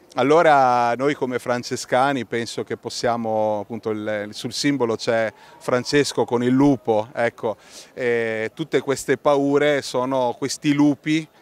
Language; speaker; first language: Italian; native; Italian